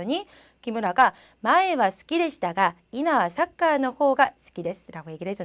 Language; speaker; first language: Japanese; non-native, fluent; Korean